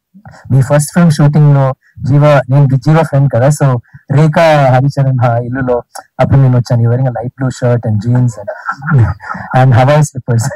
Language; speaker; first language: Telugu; non-native, learner; Tamil